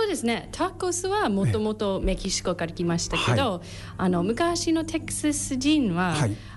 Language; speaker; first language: Japanese; non-native, learner; English